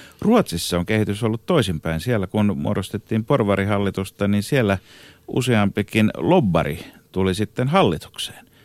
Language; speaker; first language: Finnish; native; Finnish